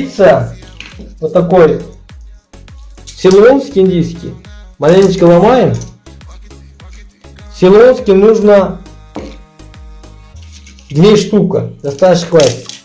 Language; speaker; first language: Russian; non-native, learner; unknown